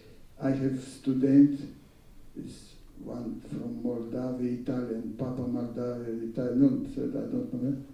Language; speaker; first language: English; non-native, learner; Russian